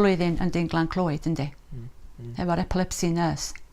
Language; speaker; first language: Welsh; native; Welsh